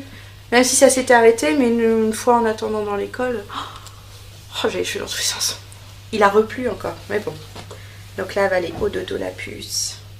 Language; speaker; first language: French; native; French